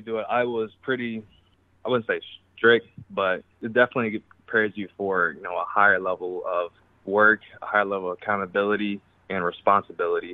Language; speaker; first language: English; native; English